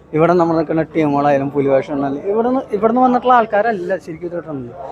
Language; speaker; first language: Malayalam; native; Malayalam